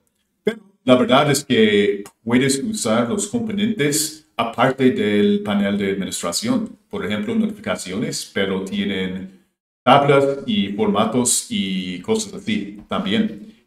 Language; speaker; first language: Spanish; non-native, fluent; English